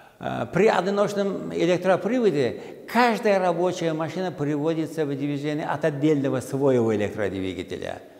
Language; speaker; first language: Russian; non-native, local second language; Uzbek